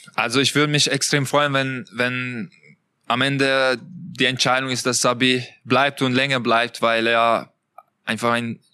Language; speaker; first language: German; non-native, fluent; Hungarian